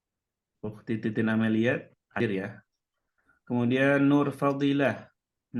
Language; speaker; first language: Indonesian; native; Indonesian